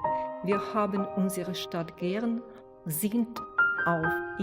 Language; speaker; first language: German; non-native, learner; Russian